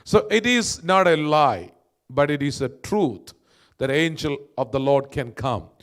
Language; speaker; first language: English; non-native, local second language; Malayalam